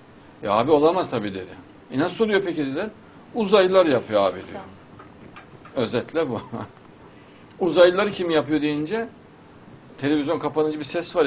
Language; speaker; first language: Turkish; native; Turkish